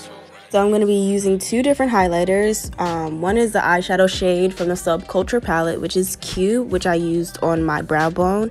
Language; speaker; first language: English; native; English